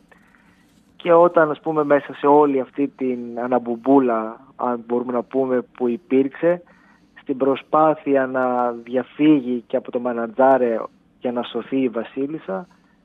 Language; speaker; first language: Greek; native; Greek